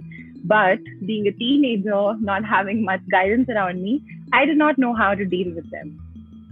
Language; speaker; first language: English; non-native, local second language; Hindi